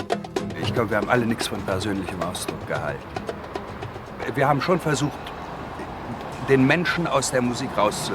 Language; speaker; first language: German; native; German